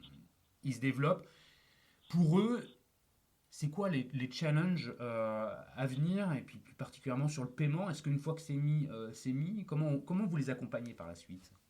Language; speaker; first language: French; native; French